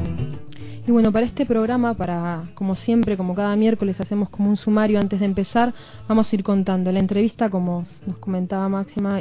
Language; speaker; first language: Spanish; native; Spanish